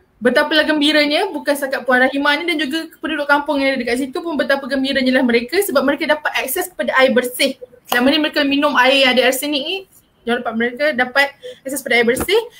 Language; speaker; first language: Malay; native; Malay